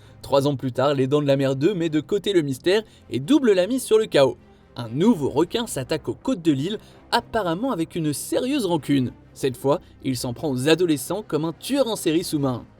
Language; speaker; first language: French; native; French